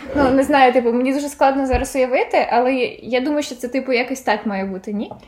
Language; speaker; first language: Ukrainian; non-native, local second language; Russian